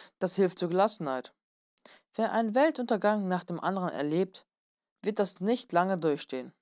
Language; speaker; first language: German; native; German